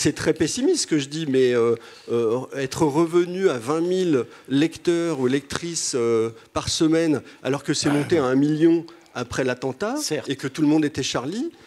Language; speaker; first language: French; native; French